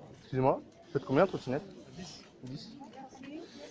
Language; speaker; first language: French; native; French